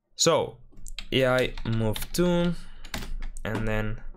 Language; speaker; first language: English; non-native, fluent; Spanish